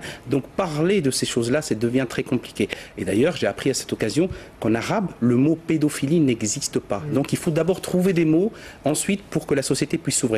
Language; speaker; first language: French; native; French